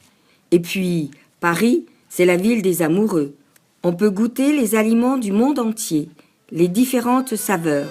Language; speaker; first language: French; non-native, learner; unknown